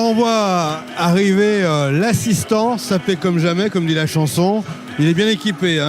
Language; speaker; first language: French; native; French